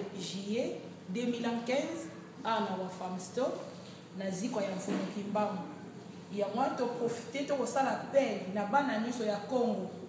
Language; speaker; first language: Lingala; non-native, local second language; Kongo